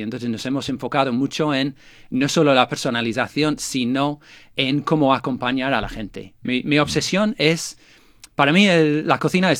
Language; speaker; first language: Spanish; non-native, fluent; English